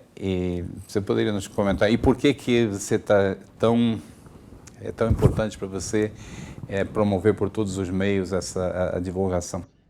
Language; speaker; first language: Portuguese; native; Portuguese